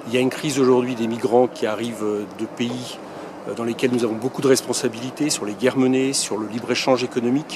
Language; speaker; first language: French; native; French